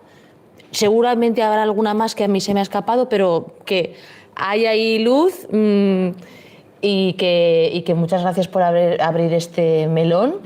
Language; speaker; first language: Spanish; native; Spanish